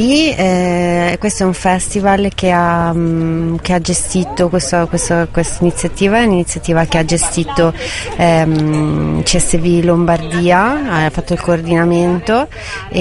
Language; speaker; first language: Italian; native; Italian